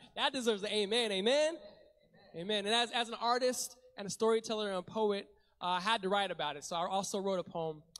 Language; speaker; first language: English; native; English